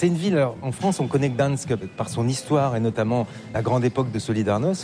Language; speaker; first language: French; native; French